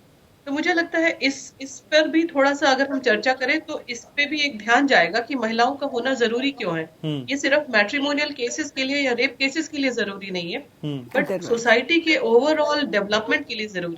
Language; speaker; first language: Hindi; native; Hindi